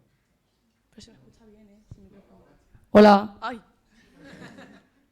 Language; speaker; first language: Spanish; native; Spanish